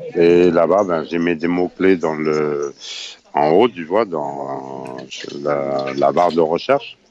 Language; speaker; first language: French; non-native, fluent; Spanish